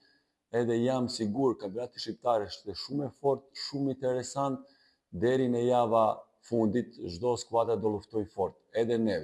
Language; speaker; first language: Albanian; non-native, fluent; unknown